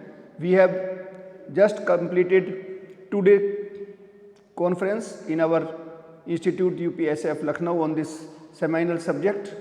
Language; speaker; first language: English; non-native, local second language; Hindi